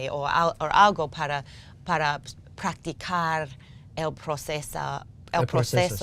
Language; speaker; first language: Spanish; non-native, learner; English